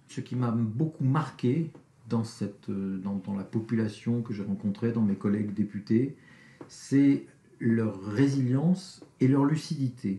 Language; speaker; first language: French; native; French